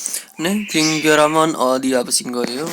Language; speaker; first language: Korean; non-native, fluent; Indonesian